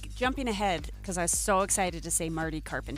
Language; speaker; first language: English; native; English